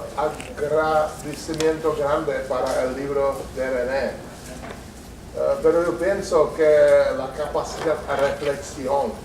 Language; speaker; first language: Spanish; non-native, learner; Czech